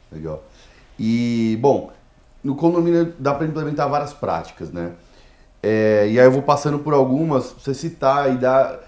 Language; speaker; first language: Portuguese; native; Portuguese